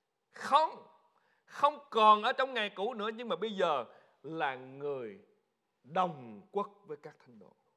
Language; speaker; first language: Vietnamese; native; Vietnamese